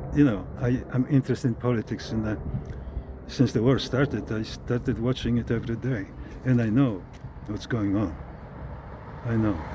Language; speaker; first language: English; non-native, fluent; Polish